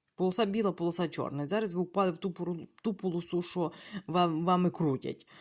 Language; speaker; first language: Ukrainian; non-native, local second language; Russian